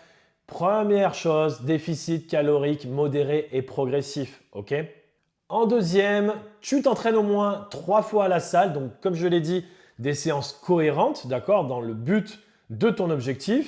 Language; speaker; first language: French; native; French